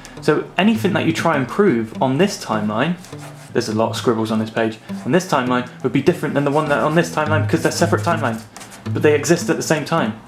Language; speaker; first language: English; native; English